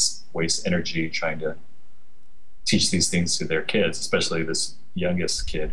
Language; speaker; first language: English; native; English